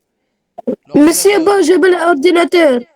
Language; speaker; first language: French; non-native, local second language; Arabic